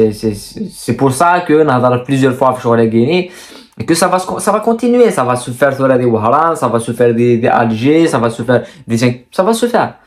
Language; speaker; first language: French; non-native, local second language; Kabyle